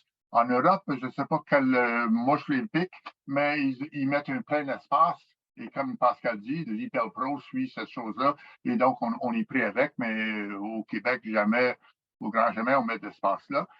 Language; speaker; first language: French; native; French